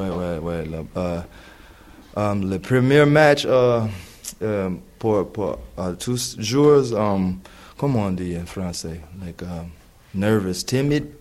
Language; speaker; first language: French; non-native, learner; English